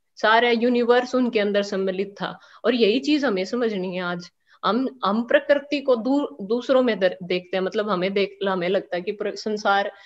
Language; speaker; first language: Hindi; native; Hindi